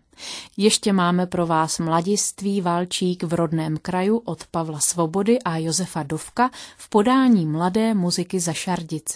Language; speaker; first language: Czech; native; Czech